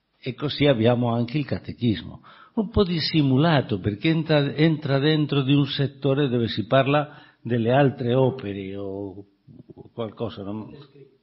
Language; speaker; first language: Italian; non-native, fluent; Spanish